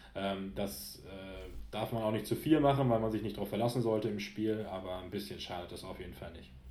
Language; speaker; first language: German; native; German